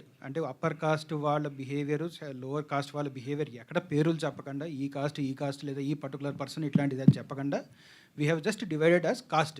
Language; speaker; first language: Telugu; native; Telugu